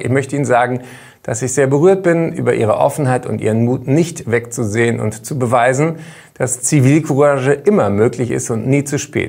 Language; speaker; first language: German; native; German